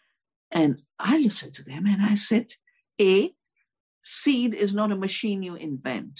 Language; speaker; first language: English; non-native, local second language; Hindi